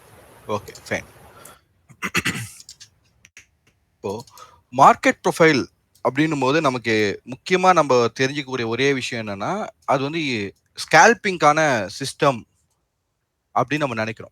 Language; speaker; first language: Tamil; native; Tamil